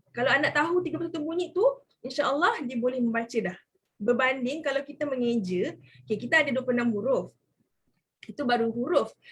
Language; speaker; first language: Malay; native; Malay